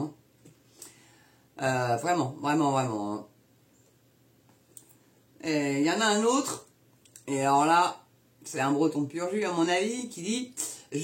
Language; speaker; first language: French; native; French